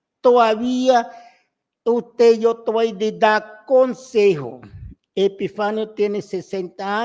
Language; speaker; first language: Portuguese; non-native, learner; Spanish